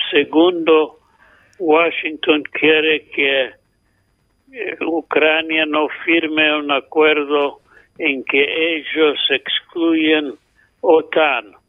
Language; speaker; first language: Spanish; non-native, fluent; English